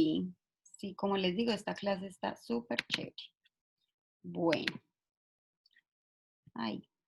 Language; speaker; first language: Spanish; native; Spanish